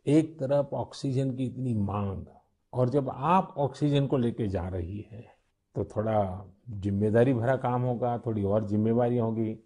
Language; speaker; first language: Hindi; non-native, local second language; Gujarati